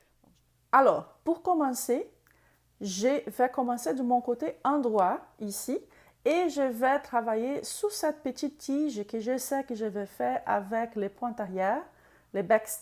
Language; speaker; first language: French; non-native, fluent; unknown